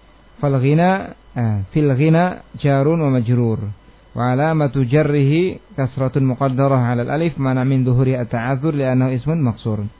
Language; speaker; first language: Arabic; non-native, fluent; Indonesian